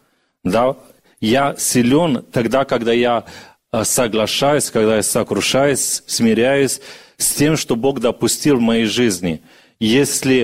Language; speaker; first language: Russian; early bilingual, other home language; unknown